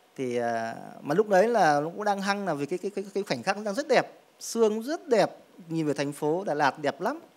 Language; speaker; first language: Vietnamese; native; Vietnamese